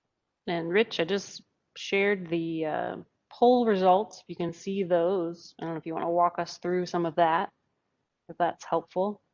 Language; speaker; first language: English; native; English